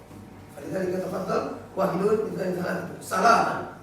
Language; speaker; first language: Arabic; non-native, learner; Indonesian